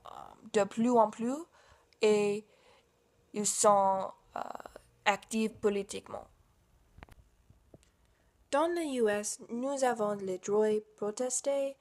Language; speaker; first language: French; non-native, learner; English